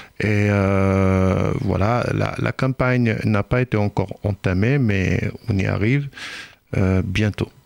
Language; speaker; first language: French; non-native, fluent; Hebrew